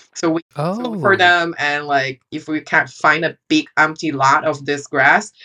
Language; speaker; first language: English; non-native, fluent; Chinese